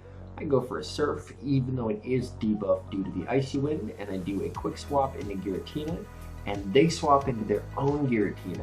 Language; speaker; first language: English; native; English